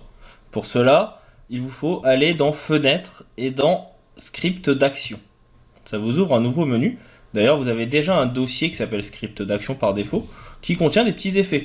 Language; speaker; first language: French; native; French